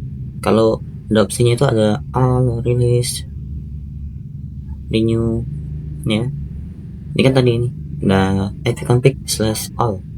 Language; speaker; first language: Indonesian; native; Indonesian